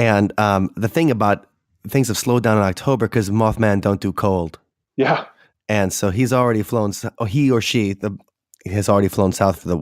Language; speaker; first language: English; native; English